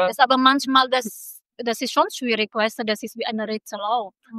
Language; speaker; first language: German; non-native, local second language; Indonesian